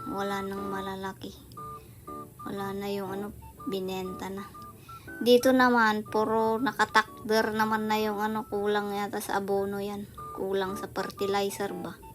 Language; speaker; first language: Filipino; non-native, local second language; Iloko